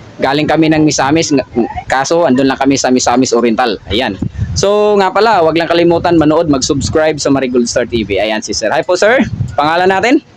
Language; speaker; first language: Filipino; non-native, local second language; Cebuano